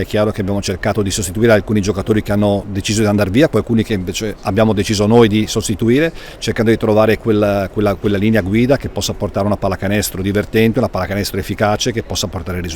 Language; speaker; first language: Italian; native; Italian